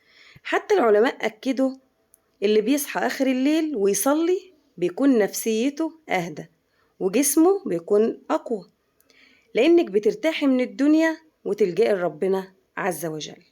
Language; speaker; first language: Arabic; native; Arabic